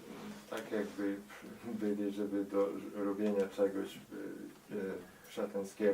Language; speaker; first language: Polish; early bilingual, heritage; Polish